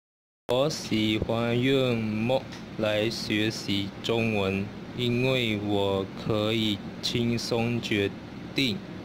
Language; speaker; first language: Chinese; non-native, learner; Malay